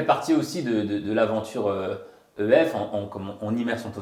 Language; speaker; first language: French; native; French